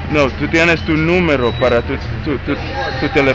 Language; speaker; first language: Spanish; non-native, learner; English